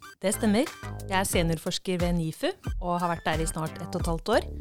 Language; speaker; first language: Norwegian; native; Norwegian